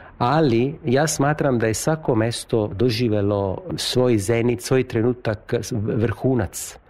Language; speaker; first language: Serbian; non-native, fluent; Italian